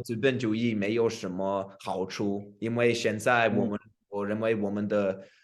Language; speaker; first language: Chinese; non-native, fluent; English